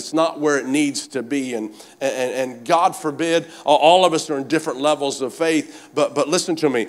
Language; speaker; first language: English; native; English